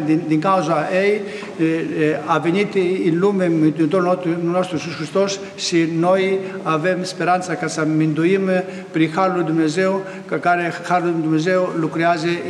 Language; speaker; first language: Romanian; non-native, fluent; Greek